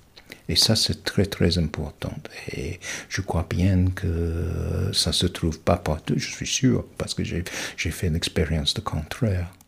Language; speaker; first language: French; non-native, fluent; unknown